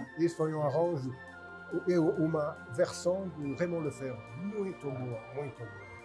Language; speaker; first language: Portuguese; non-native, fluent; French